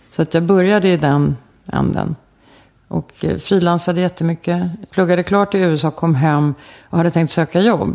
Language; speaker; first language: Swedish; native; Swedish